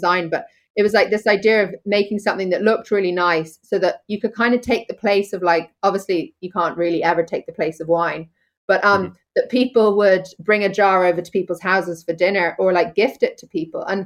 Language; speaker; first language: English; native; English